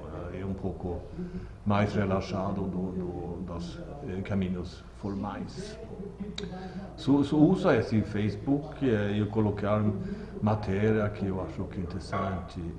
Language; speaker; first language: Portuguese; non-native, learner; Swedish